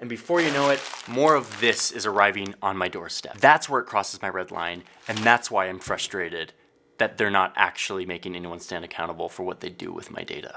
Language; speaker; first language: English; native; English